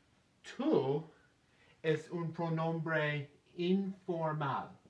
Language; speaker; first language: Spanish; non-native, learner; English